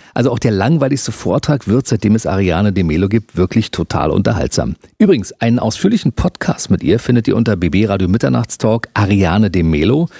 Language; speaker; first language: German; native; German